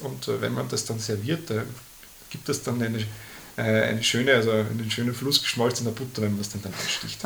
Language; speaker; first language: German; native; German